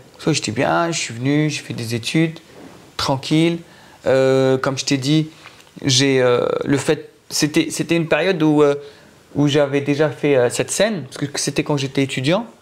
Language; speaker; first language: French; non-native, local second language; Arabic